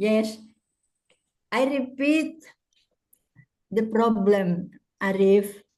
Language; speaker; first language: English; non-native, fluent; Indonesian